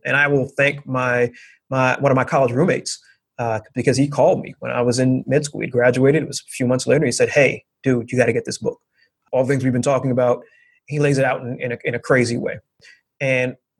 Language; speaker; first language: English; native; English